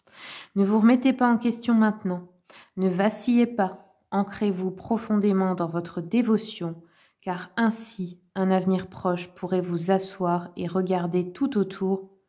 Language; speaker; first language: French; native; French